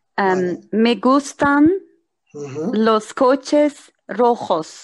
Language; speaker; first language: Spanish; non-native, learner; Turkish